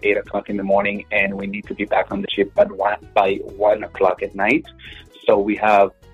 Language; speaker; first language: English; non-native, fluent; Hebrew